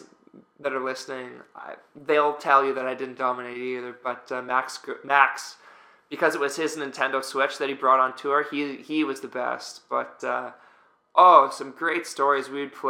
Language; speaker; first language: English; native; English